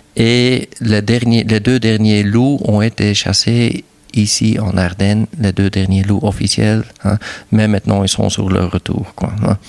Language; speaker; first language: French; non-native, local second language; Dutch